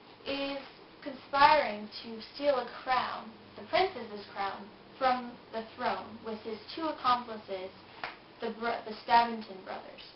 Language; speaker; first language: English; native; English